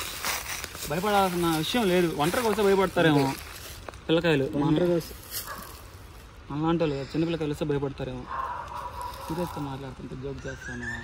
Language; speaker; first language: Telugu; native; Telugu